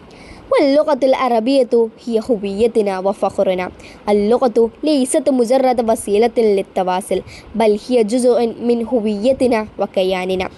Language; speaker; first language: Arabic; non-native, learner; Malayalam